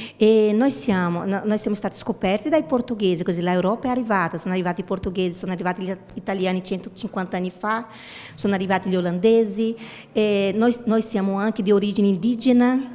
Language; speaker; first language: Italian; non-native, fluent; Portuguese